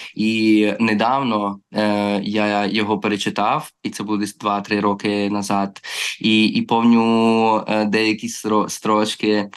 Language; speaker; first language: Ukrainian; early bilingual, heritage; Ukrainian